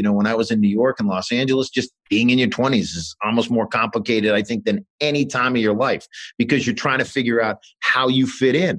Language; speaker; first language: English; native; English